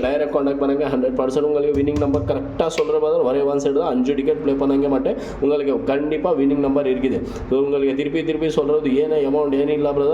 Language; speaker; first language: Tamil; non-native, local second language; Kannada